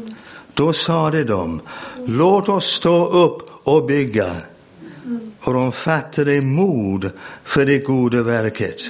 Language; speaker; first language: Swedish; non-native, fluent; English